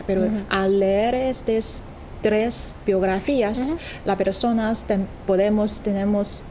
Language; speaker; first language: Spanish; non-native, fluent; Chinese